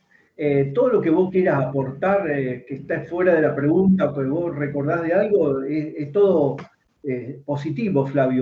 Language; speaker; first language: Spanish; native; Spanish